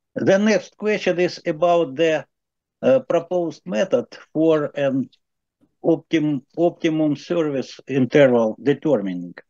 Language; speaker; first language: English; non-native, learner; Ukrainian